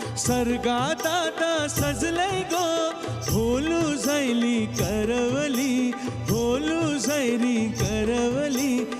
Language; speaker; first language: Marathi; non-native, local second language; Tamil